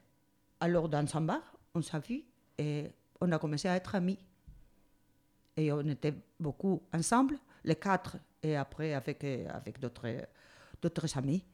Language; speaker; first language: French; non-native, learner; Spanish